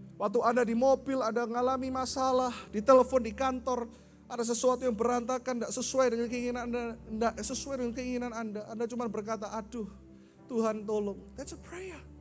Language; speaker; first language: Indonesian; native; Indonesian